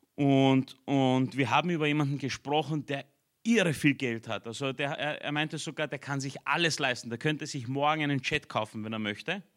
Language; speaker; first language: German; early bilingual, other home language; Romanian